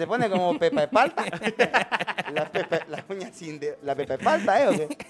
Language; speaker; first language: Spanish; native; Spanish